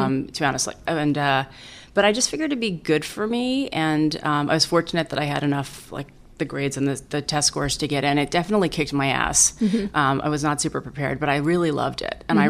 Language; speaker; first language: English; native; English